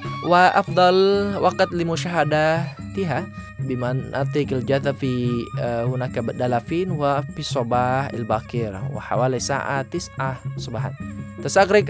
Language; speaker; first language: Arabic; non-native, fluent; Indonesian